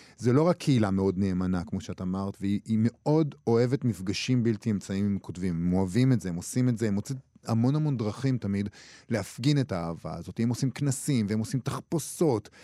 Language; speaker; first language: Hebrew; native; Hebrew